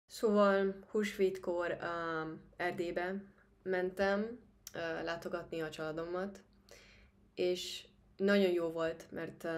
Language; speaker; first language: Hungarian; non-native, fluent; Spanish